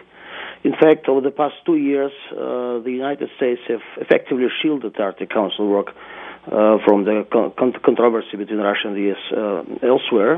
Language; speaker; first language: English; non-native, fluent; Russian